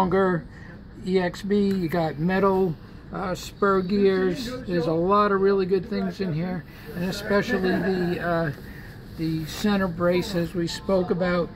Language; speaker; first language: English; native; English